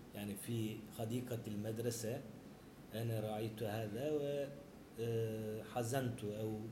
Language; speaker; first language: Arabic; non-native, learner; Turkish